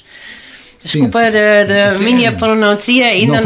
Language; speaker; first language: Portuguese; non-native, learner; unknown